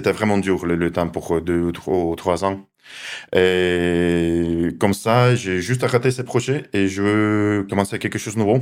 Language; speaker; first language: French; non-native, learner; Russian